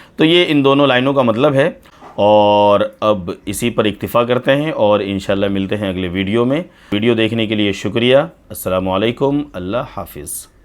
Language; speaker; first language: Urdu; native; Urdu